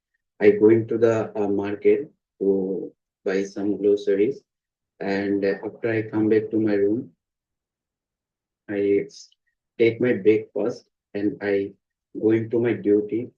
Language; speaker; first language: English; non-native, learner; Bangla